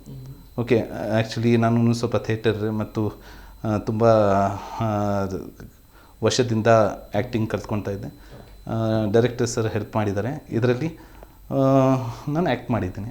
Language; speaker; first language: Kannada; non-native, local second language; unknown